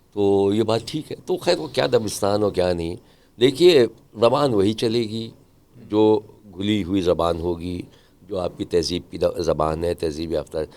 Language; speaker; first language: Urdu; native; Urdu